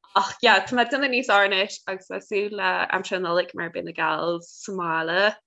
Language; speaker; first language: Irish; native; Irish